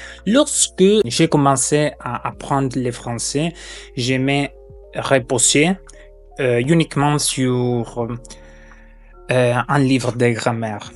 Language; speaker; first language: French; non-native, fluent; German